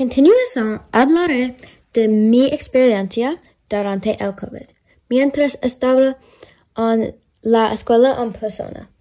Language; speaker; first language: Spanish; non-native, learner; English